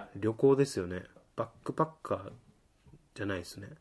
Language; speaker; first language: Japanese; native; Japanese